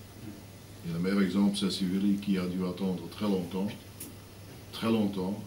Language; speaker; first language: French; non-native, fluent; Dutch